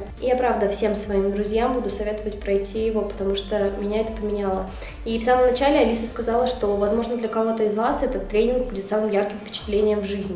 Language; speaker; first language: Russian; native; Russian